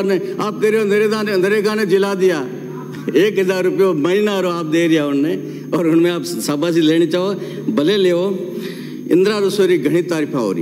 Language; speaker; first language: Hindi; native; Hindi